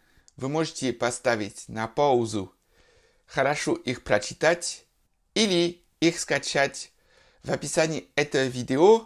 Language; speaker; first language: Russian; non-native, fluent; French